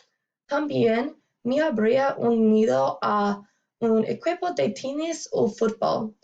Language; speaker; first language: Spanish; non-native, learner; English